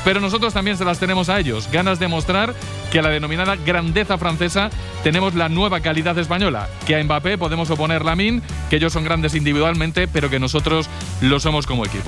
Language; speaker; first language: Spanish; native; Spanish